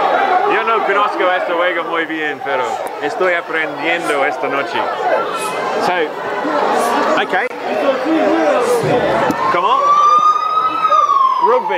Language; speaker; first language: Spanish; non-native, learner; English